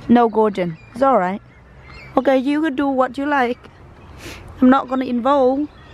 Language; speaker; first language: English; non-native, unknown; Vietnamese